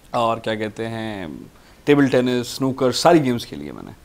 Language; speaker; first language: Urdu; native; Urdu